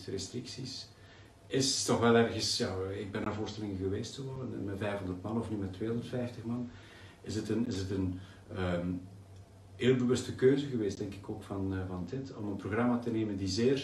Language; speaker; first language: Dutch; native; Dutch